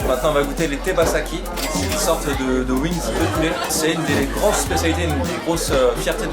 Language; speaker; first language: French; native; French